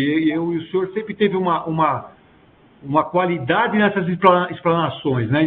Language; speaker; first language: Portuguese; native; Portuguese